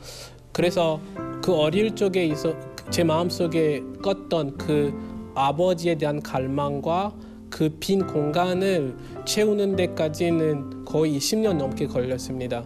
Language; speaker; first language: Korean; non-native, fluent; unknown